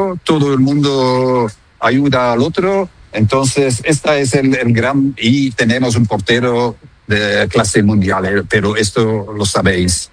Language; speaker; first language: Spanish; non-native, fluent; Dutch